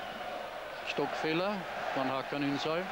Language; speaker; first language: German; native; German